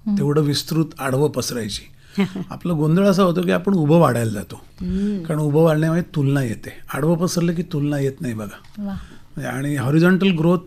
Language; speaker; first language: Marathi; native; Marathi